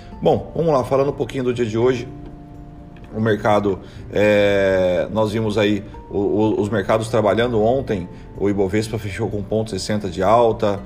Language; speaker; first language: Portuguese; native; Portuguese